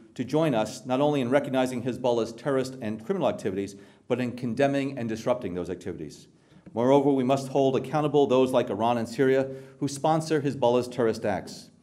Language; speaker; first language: English; native; English